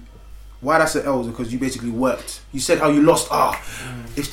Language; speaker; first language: English; native; English